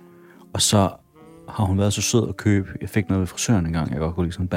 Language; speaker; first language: Danish; native; Danish